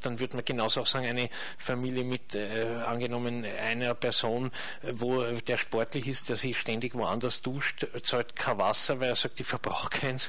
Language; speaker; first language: German; native; German